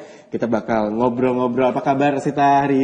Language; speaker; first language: Indonesian; native; Indonesian